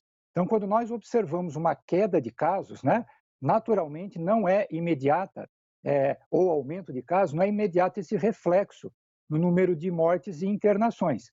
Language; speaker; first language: Portuguese; native; Portuguese